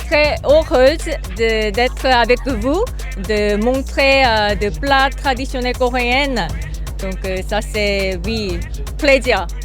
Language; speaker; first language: French; non-native, fluent; Korean